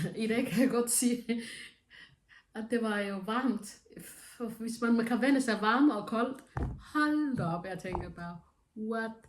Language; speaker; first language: Danish; non-native, fluent; Somali